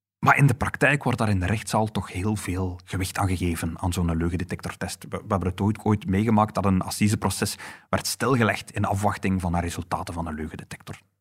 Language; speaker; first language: Dutch; native; Dutch